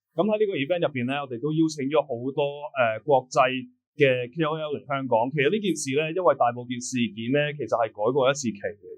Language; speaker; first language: Cantonese; native; Cantonese